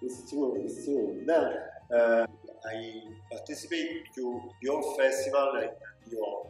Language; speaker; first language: English; non-native, learner; Italian